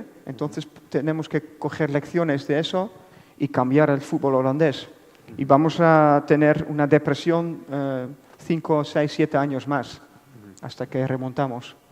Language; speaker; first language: Spanish; non-native, fluent; Dutch